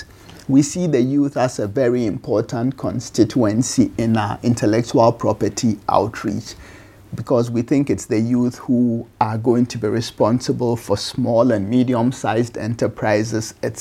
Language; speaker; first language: English; non-native, local second language; Akan